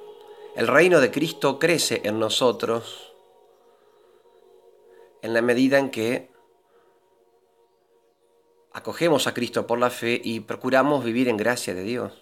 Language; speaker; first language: Spanish; native; Spanish